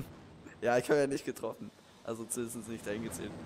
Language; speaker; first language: German; native; German